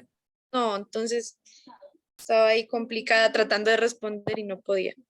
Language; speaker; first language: Spanish; native; Spanish